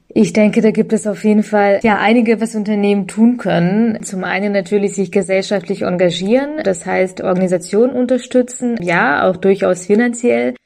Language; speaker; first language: German; early bilingual, other home language; Russian